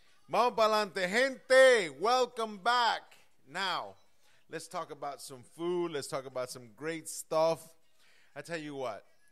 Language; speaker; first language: English; early bilingual, other home language; Spanish